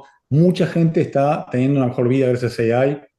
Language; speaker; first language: Spanish; native; Spanish